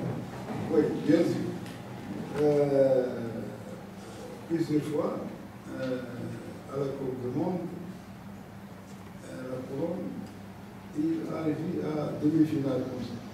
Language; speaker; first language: French; non-native, learner; Arabic